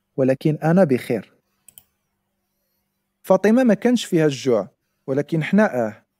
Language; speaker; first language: Arabic; non-native, learner; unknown